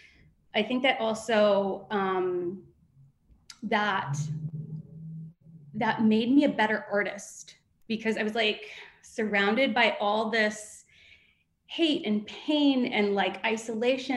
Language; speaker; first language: English; native; English